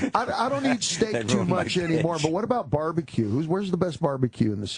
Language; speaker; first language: English; native; English